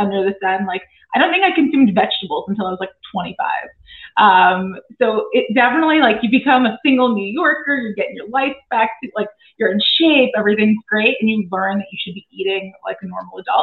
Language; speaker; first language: English; native; English